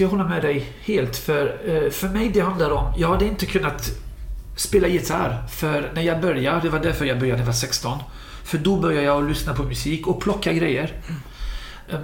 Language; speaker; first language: Swedish; non-native, fluent; French